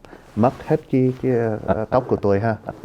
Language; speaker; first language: Vietnamese; early bilingual, heritage; Vietnamese